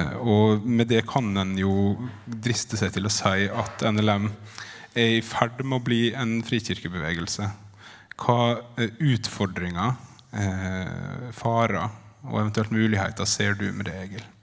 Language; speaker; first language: Norwegian; native; Norwegian